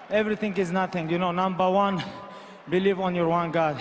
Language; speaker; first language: English; native; English